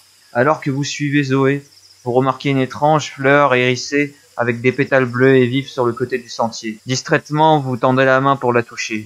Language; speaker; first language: French; native; French